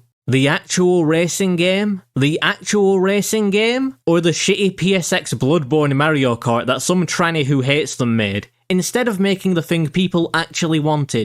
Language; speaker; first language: English; native; English